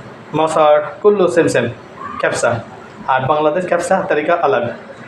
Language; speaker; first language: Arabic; non-native, learner; Bangla